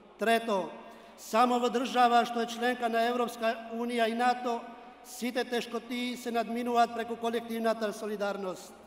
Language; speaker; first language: Macedonian; non-native, local second language; Albanian